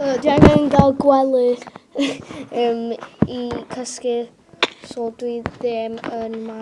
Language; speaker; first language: Welsh; non-native, local second language; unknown